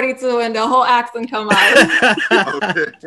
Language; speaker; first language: English; non-native, fluent; Hebrew